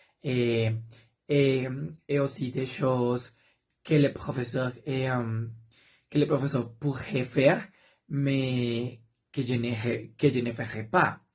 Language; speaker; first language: French; non-native, learner; Spanish